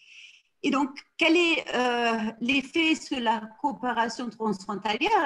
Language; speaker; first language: French; non-native, fluent; German